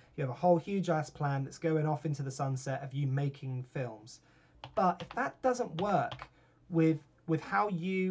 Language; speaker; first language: English; native; English